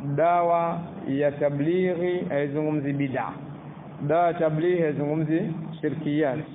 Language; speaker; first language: Swahili; native; Swahili